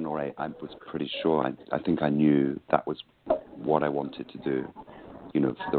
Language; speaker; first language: English; native; English